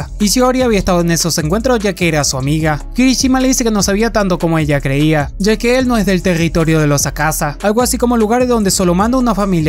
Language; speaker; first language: Spanish; native; Spanish